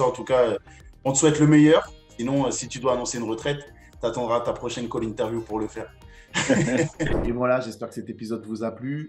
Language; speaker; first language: French; native; French